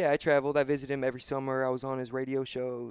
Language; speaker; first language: English; native; English